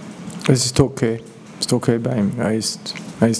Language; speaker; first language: German; non-native, learner; French